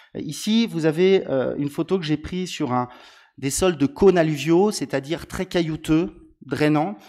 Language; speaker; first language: Italian; non-native, learner; French